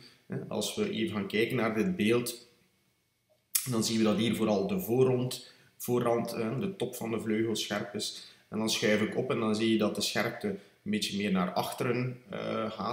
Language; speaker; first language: Dutch; native; Dutch